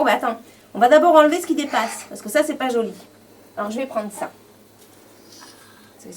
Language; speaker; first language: French; native; French